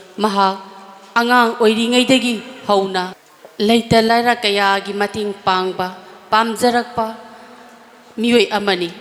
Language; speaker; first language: Manipuri; native; Manipuri